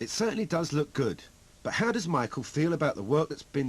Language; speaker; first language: English; native; English